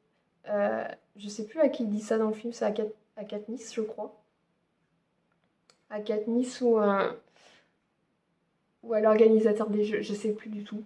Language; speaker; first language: French; native; French